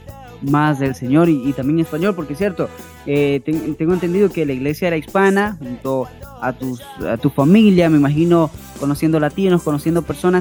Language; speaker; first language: Spanish; native; Spanish